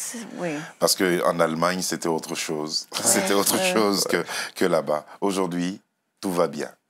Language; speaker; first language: French; native; French